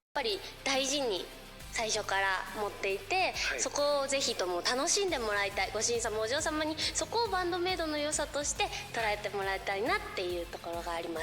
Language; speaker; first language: Japanese; native; Japanese